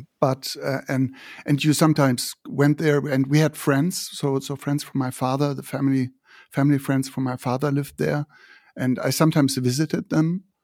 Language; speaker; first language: English; non-native, fluent; German